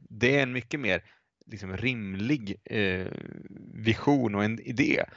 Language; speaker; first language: Swedish; native; Swedish